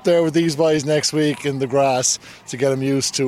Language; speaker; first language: English; native; English